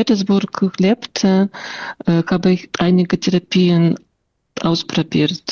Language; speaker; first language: German; non-native, fluent; Russian